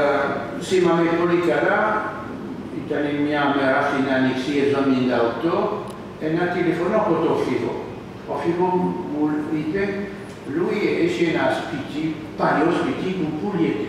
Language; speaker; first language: Greek; non-native, learner; French